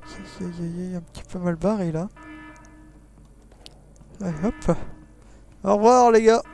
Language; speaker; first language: French; native; French